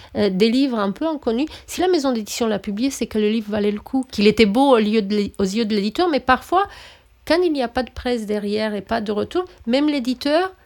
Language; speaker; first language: French; non-native, fluent; Romanian